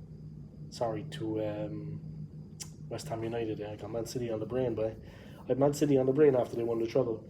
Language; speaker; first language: English; native; English